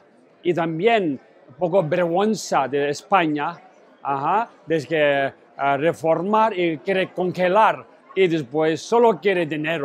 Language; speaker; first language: Spanish; non-native, learner; Tibetan